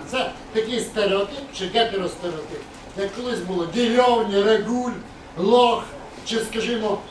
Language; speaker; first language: Ukrainian; native; Ukrainian